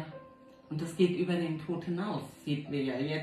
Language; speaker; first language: German; native; German